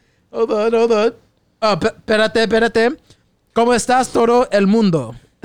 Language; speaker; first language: Spanish; non-native, learner; English